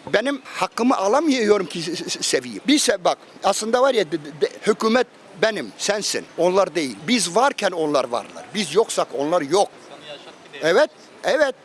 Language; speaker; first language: Turkish; native; Turkish